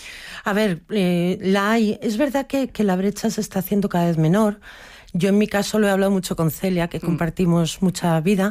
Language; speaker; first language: Spanish; native; Spanish